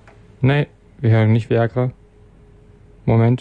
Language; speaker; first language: German; native; German